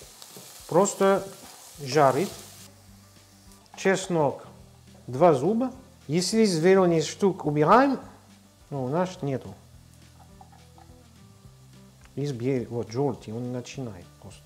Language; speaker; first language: Russian; non-native, learner; French